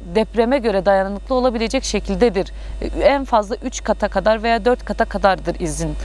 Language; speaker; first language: Turkish; native; Turkish